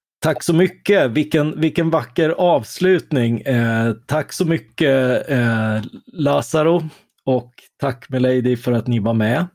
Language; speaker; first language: Swedish; native; Swedish